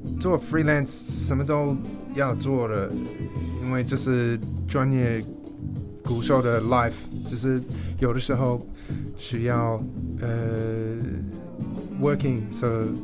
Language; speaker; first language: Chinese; non-native, fluent; English